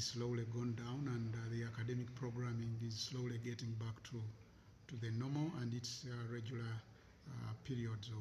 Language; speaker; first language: English; non-native, local second language; Ganda